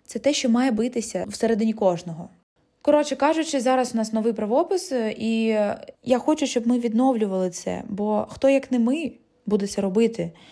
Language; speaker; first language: Ukrainian; non-native, local second language; Russian